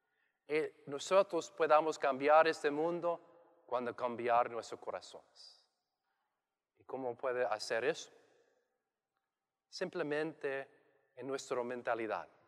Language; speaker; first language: Spanish; non-native, learner; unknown